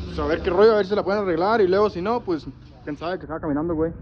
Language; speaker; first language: Spanish; early bilingual, other home language; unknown